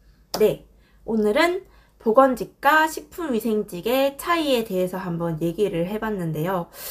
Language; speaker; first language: Korean; native; Korean